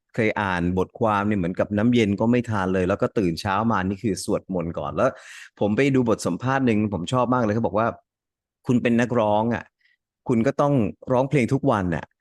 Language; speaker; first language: Thai; early bilingual, other home language; Hindi